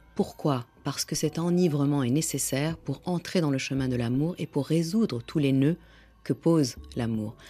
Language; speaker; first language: French; non-native, fluent; Persian